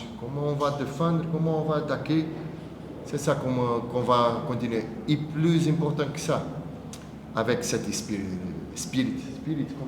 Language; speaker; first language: French; non-native, fluent; Portuguese